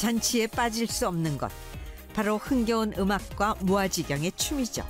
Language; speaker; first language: Korean; native; Korean